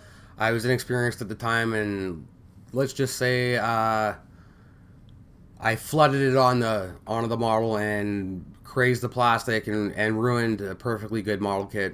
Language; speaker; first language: English; native; English